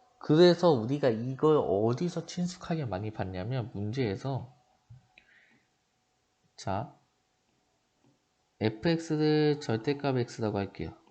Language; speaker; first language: Korean; native; Korean